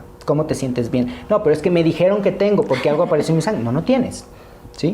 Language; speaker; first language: Spanish; native; Spanish